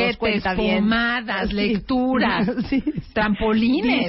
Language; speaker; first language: Spanish; native; Spanish